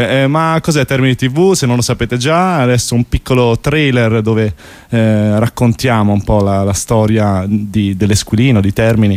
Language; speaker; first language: Italian; native; Italian